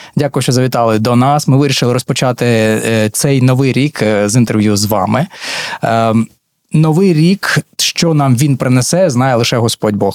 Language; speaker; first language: Ukrainian; native; Ukrainian